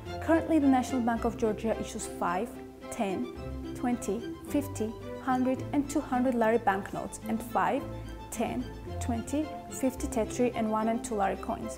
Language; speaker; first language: English; non-native, learner; Georgian